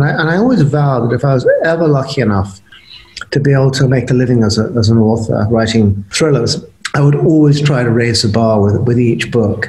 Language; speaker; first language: English; native; English